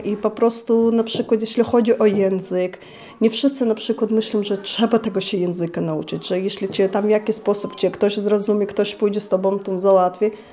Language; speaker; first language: Polish; non-native, fluent; Chechen